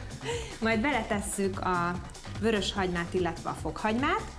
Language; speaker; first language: Hungarian; native; Hungarian